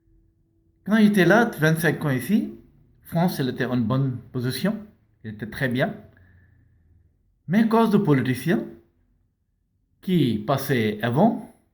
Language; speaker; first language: French; non-native, learner; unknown